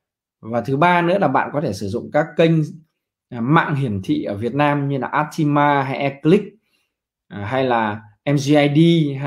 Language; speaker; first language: Vietnamese; native; Vietnamese